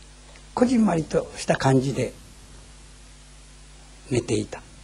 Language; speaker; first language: Japanese; native; Japanese